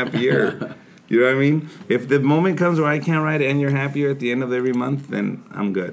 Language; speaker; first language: English; early bilingual, other home language; Spanish